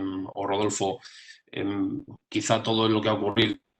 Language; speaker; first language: Spanish; native; Spanish